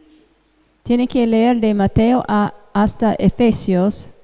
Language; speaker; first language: Spanish; non-native, fluent; English